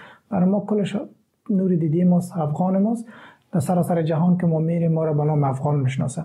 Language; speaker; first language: Persian; native; Persian